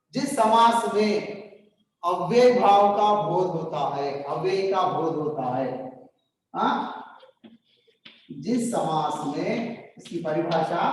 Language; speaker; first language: Hindi; non-native, local second language; Telugu